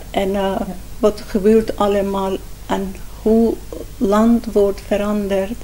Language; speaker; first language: Dutch; non-native, learner; Persian